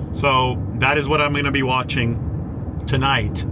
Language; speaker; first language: English; native; English